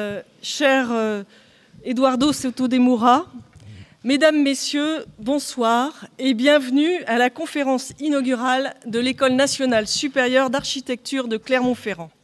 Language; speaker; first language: French; native; French